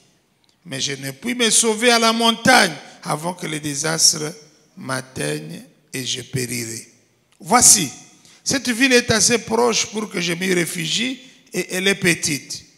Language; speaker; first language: French; non-native, local second language; Lingala